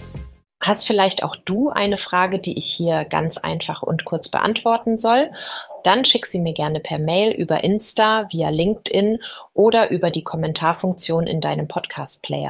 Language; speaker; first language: German; native; German